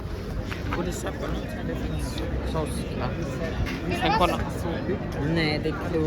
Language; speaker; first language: Swedish; early bilingual, other home language; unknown